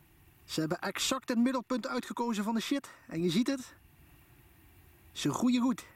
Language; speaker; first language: Dutch; native; Dutch